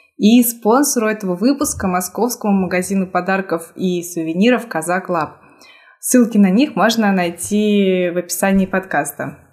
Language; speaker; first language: Russian; native; Russian